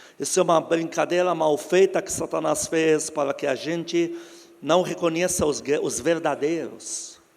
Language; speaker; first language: Portuguese; non-native, fluent; Arabic